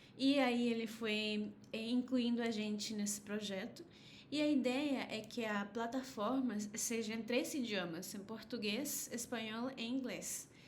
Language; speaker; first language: Portuguese; non-native, fluent; Spanish